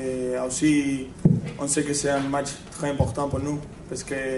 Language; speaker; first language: French; non-native, fluent; Spanish